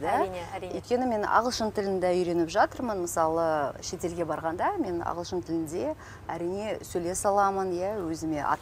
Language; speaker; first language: Kazakh; non-native, local second language; Russian